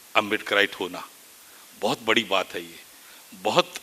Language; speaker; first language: Hindi; non-native, local second language; Marathi